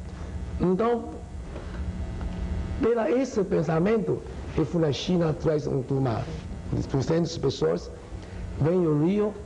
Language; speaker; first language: Portuguese; non-native, learner; Chinese